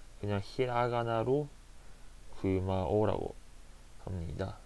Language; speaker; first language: Korean; non-native, learner; Japanese